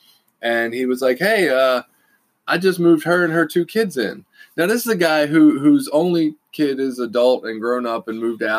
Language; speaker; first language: English; native; English